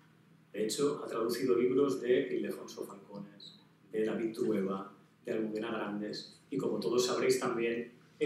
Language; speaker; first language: Spanish; native; Spanish